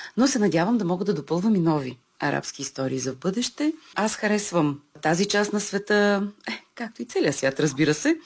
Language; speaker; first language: Bulgarian; native; Bulgarian